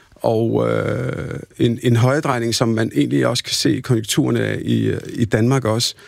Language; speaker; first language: Danish; early bilingual, other home language; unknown